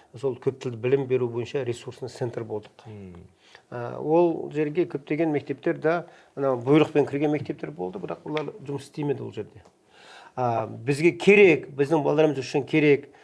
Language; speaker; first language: Kazakh; non-native, local second language; Uyghur